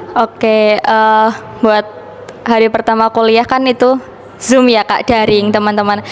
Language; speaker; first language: Indonesian; native; Indonesian